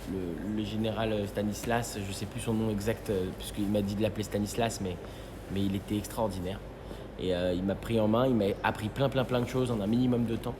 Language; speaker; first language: French; native; French